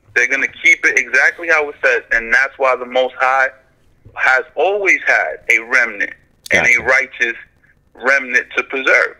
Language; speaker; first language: English; native; English